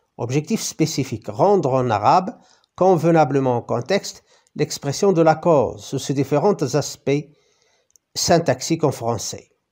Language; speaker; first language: French; non-native, local second language; Arabic